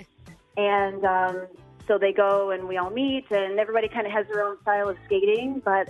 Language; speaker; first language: English; native; English